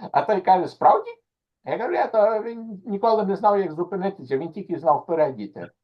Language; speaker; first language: Ukrainian; early bilingual, other home language; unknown